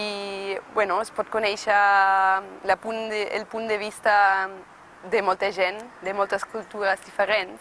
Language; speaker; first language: Catalan; non-native, fluent; German